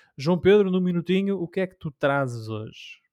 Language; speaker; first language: Portuguese; native; Portuguese